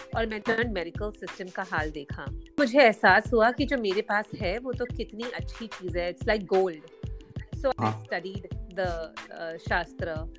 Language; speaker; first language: Hindi; non-native, local second language; Gujarati